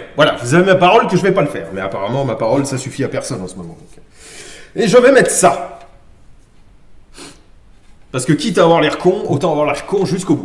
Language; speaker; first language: French; native; French